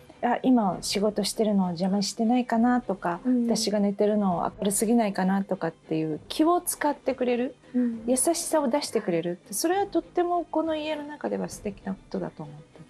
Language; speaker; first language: Japanese; native; Japanese